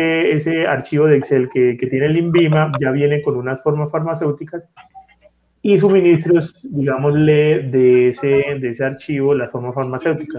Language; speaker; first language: Spanish; native; Spanish